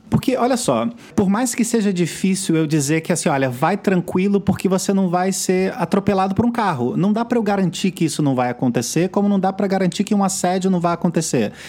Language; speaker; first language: Portuguese; native; Portuguese